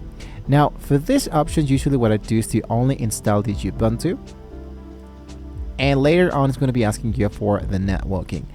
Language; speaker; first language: English; non-native, fluent; Spanish